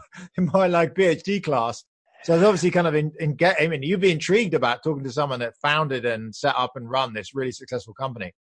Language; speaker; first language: English; native; English